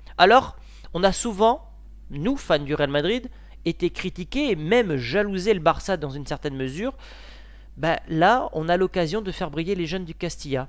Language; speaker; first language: French; native; French